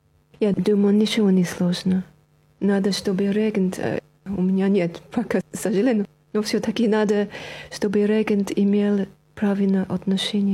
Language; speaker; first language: Russian; non-native, fluent; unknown